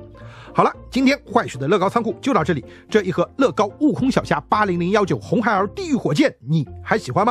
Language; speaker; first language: Chinese; native; Chinese